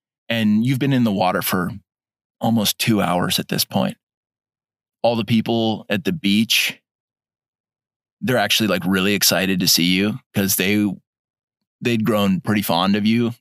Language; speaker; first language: English; native; English